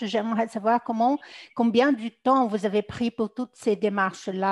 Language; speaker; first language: French; non-native, fluent; Portuguese